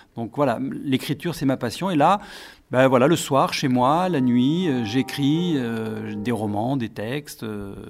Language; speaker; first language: French; native; French